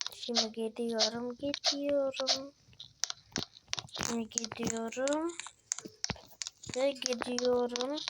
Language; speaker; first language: Turkish; early bilingual, heritage; Turkish